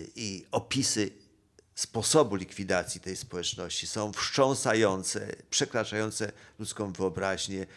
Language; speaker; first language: Polish; native; Polish